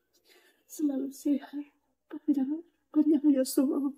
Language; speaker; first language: Indonesian; non-native, local second language; Javanese